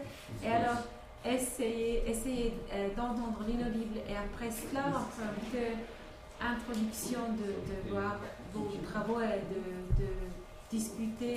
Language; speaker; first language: French; non-native, fluent; English